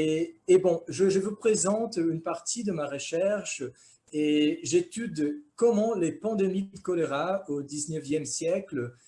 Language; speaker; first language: French; non-native, fluent; Portuguese